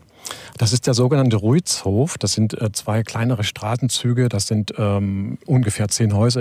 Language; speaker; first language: German; native; German